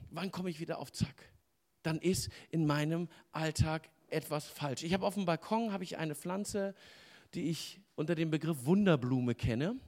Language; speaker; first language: German; native; German